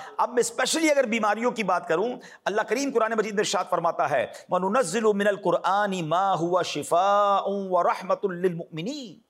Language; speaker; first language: Urdu; native; Urdu